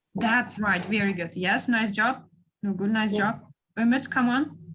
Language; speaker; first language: English; non-native, fluent; Kyrgyz